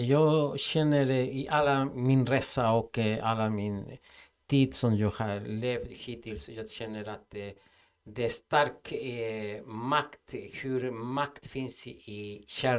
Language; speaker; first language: Swedish; non-native, fluent; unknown